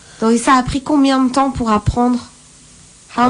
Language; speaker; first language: French; native; French